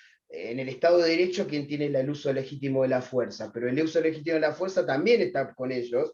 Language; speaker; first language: Spanish; native; Spanish